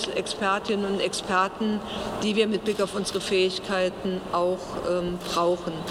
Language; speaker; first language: German; native; German